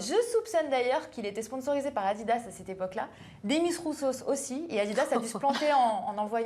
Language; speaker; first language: French; native; French